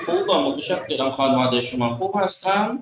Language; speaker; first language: Persian; non-native, fluent; Urdu